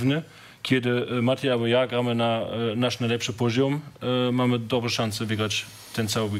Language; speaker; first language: Polish; non-native, learner; German